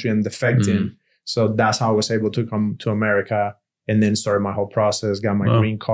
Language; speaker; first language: English; non-native, fluent; Spanish